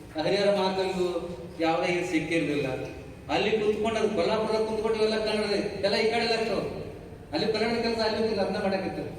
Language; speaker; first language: Kannada; native; Kannada